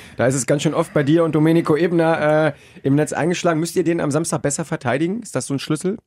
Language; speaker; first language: German; native; German